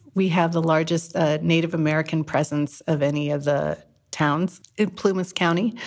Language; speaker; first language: English; native; English